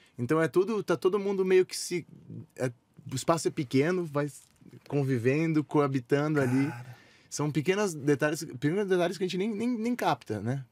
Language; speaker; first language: Portuguese; native; Portuguese